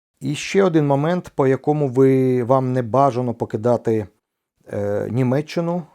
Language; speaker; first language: Ukrainian; non-native, local second language; Russian